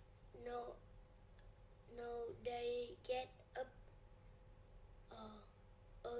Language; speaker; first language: English; non-native, learner; Vietnamese